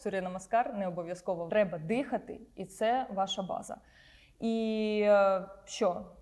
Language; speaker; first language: Ukrainian; non-native, local second language; Russian